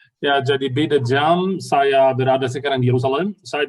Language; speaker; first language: Indonesian; non-native, fluent; Arabic